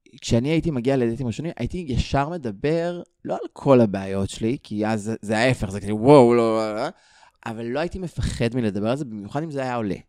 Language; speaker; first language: Hebrew; native; Hebrew